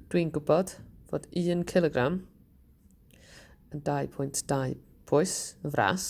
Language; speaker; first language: Welsh; native; Welsh